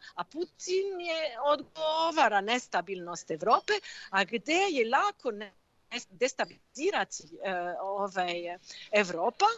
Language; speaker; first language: Croatian; non-native, fluent; French